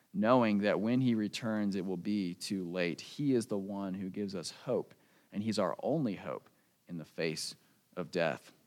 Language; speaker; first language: English; native; English